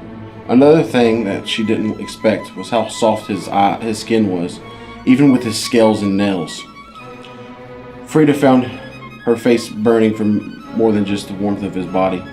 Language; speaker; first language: English; native; English